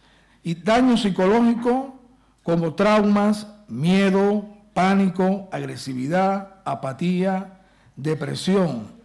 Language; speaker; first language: Spanish; native; Spanish